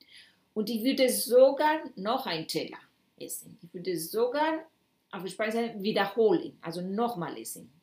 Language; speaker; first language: German; non-native, fluent; Spanish